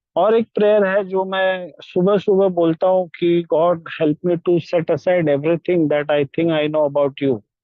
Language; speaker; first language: Hindi; non-native, local second language; Marathi